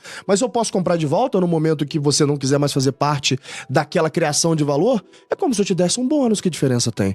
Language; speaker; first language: Portuguese; native; Portuguese